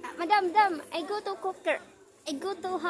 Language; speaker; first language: English; non-native, learner; Filipino